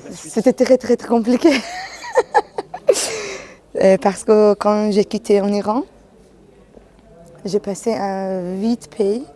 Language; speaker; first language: French; non-native, learner; Persian